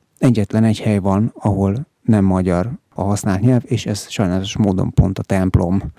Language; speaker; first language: Hungarian; native; Hungarian